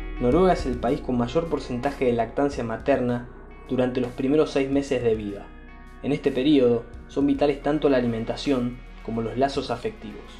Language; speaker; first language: Spanish; native; Spanish